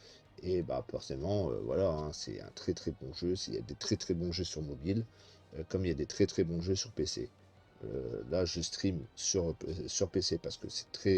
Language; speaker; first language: French; native; French